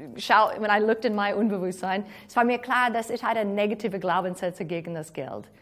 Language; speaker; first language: German; non-native, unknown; English